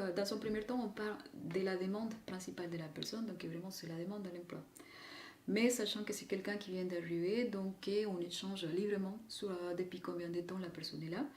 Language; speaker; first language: French; non-native, fluent; Spanish